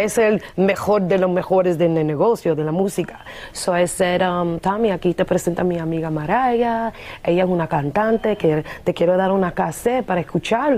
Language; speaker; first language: Spanish; early bilingual, heritage; English